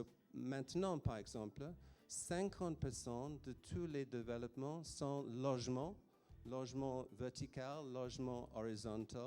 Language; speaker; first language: French; non-native, fluent; English